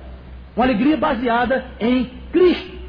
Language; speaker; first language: Portuguese; native; Portuguese